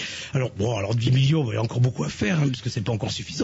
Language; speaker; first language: French; native; French